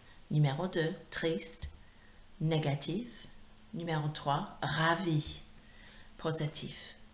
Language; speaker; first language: French; non-native, fluent; English